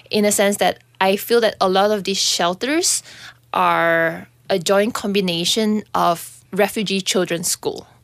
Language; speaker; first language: English; non-native, local second language; Chinese